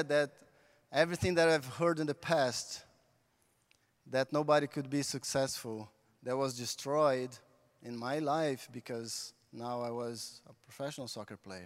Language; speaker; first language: English; non-native, fluent; Portuguese